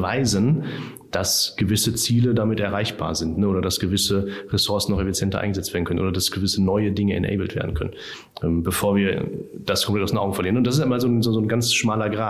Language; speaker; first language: German; native; German